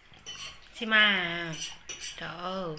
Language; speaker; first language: Vietnamese; native; Vietnamese